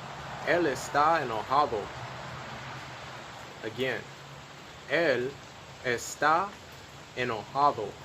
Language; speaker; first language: Spanish; non-native, fluent; English